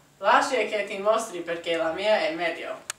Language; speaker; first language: Italian; non-native, learner; English